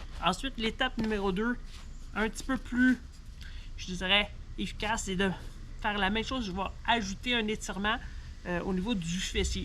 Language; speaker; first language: French; native; French